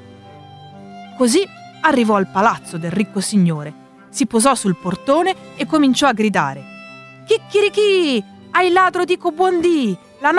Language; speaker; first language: Italian; native; Italian